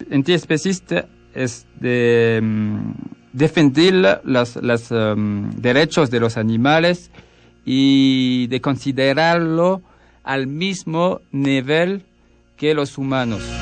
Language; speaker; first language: Spanish; non-native, learner; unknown